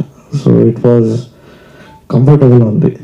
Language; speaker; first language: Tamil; non-native, learner; Kannada